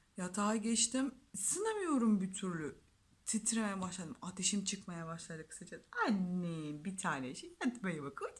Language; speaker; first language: Turkish; non-native, fluent; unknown